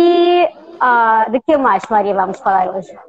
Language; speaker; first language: Portuguese; non-native, fluent; Russian